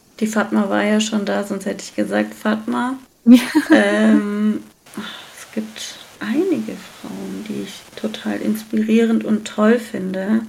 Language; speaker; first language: German; early bilingual, other home language; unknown